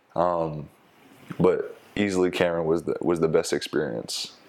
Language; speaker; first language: English; native; English